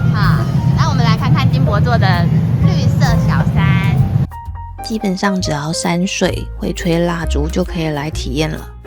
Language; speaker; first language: Chinese; native; Chinese